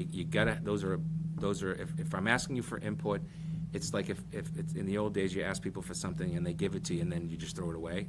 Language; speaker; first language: English; early bilingual, other home language; Portuguese